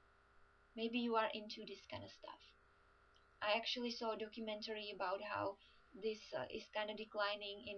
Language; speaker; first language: English; non-native, fluent; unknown